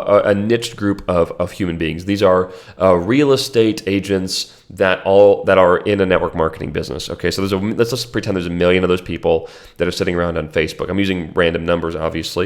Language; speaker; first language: English; native; English